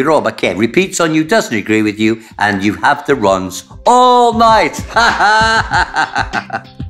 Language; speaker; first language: English; native; English